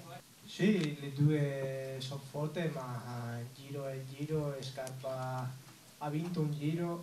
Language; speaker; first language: Italian; non-native, learner; Spanish